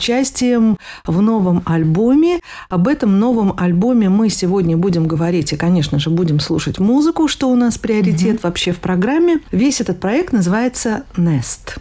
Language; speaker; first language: Russian; native; Russian